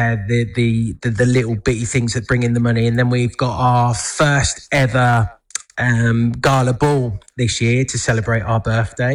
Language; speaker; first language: English; native; English